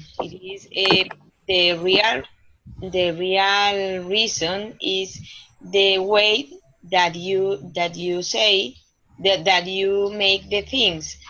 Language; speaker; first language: English; non-native, learner; Spanish